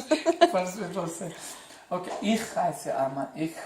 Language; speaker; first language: German; non-native, learner; Pashto